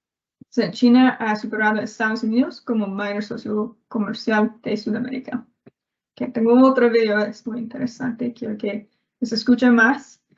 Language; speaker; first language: Spanish; non-native, learner; English